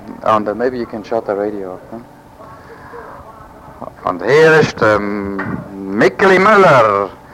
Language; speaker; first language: English; non-native, fluent; German